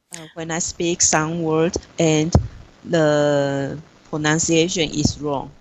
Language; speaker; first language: English; non-native, learner; Chinese